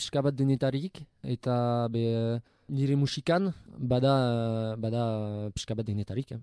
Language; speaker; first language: Basque; non-native, local second language; French